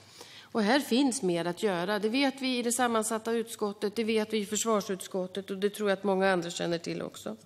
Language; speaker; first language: Swedish; native; Swedish